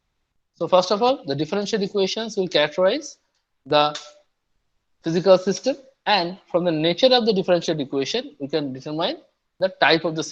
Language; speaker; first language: English; non-native, local second language; Bangla